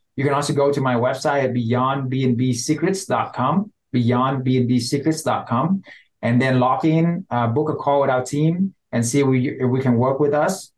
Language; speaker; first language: English; non-native, fluent; Vietnamese